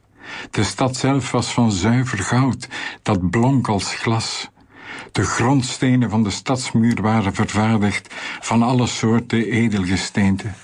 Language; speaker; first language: Dutch; native; Dutch